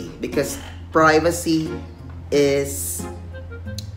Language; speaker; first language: English; non-native, local second language; Filipino